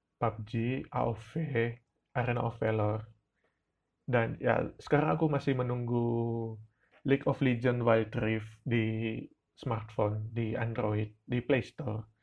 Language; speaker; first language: Indonesian; non-native, local second language; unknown